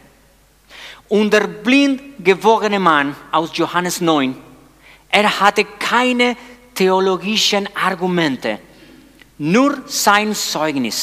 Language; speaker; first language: German; non-native, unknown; Spanish